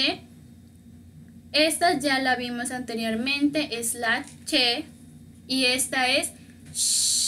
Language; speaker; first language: Spanish; native; Spanish